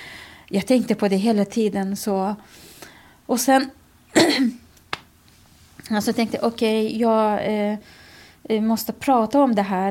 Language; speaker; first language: Swedish; non-native, fluent; Kurdish